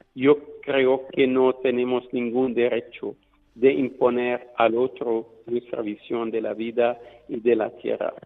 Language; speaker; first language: Spanish; native; Spanish